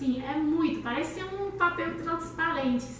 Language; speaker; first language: Portuguese; non-native, learner; Chinese